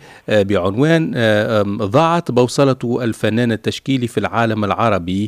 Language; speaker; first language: Arabic; native; Arabic